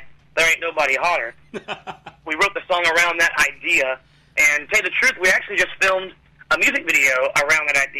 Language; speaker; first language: English; native; English